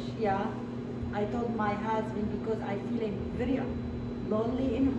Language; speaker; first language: English; non-native, learner; Arabic